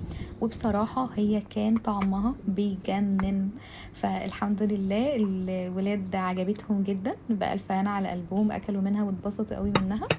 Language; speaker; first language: Arabic; native; Arabic